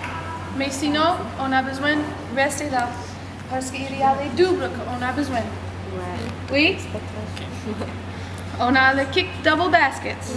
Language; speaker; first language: French; non-native, learner; English